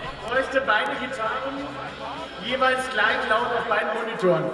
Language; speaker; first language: German; native; German